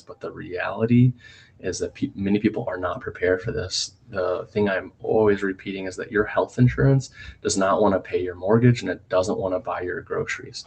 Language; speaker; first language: English; native; English